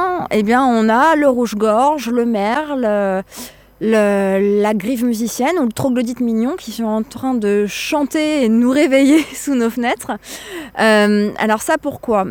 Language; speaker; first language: French; native; French